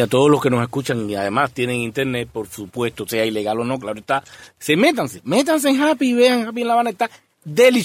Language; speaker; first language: Spanish; native; Spanish